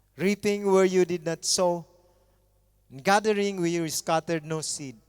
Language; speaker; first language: English; non-native, local second language; Filipino